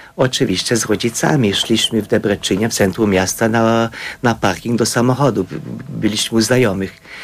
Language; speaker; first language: Polish; non-native, fluent; Hungarian